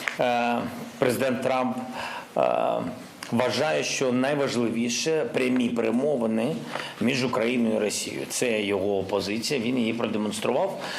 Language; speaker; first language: Ukrainian; non-native, local second language; Russian